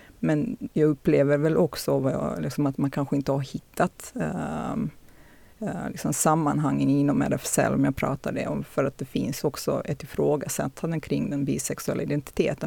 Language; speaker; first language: Swedish; native; Swedish